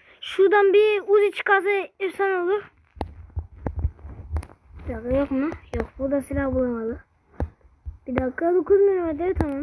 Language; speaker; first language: Turkish; native; Turkish